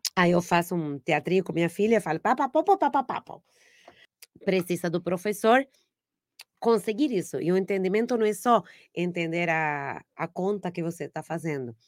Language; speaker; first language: Portuguese; non-native, fluent; Spanish